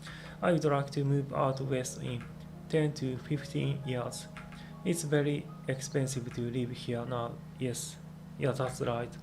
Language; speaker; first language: English; non-native, learner; Japanese